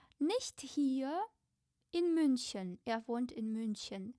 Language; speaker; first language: German; non-native, fluent; Ukrainian